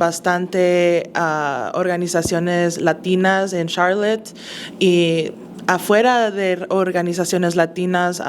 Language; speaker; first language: Spanish; early bilingual, other home language; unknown